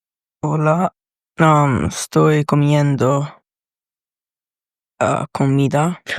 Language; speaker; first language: Spanish; non-native, learner; English